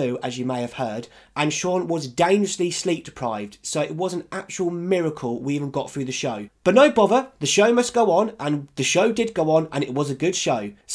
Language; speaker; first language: English; native; English